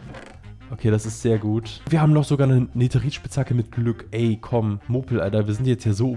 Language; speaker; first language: German; native; German